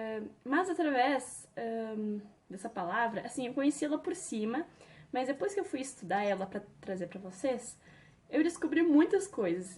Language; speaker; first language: Portuguese; native; Portuguese